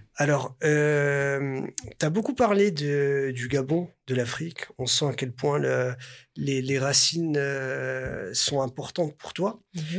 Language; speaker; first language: French; early bilingual, other home language; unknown